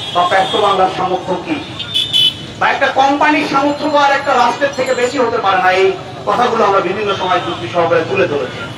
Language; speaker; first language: Bangla; native; Bangla